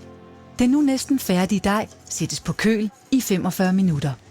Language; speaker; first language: Danish; native; Danish